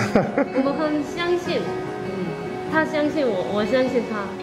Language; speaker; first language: Chinese; non-native, learner; Korean